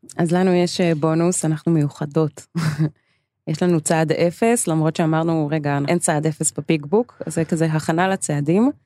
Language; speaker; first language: Hebrew; early bilingual, other home language; English